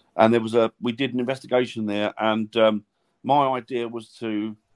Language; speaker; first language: English; native; English